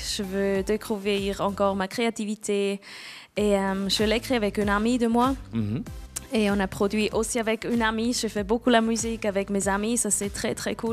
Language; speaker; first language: French; non-native, local second language; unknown